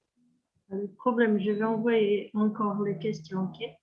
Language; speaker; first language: French; non-native, learner; Portuguese